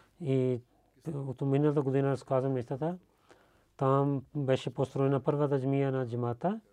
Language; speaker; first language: Bulgarian; non-native, learner; Urdu